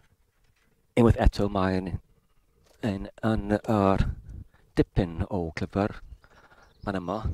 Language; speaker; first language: Welsh; non-native, learner; English